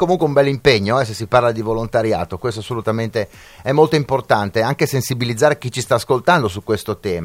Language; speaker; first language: Italian; native; Italian